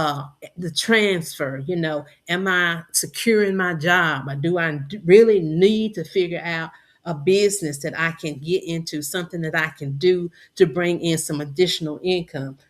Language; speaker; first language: English; native; English